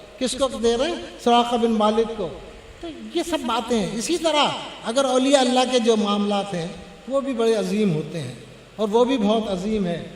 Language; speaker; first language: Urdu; non-native, local second language; Pashto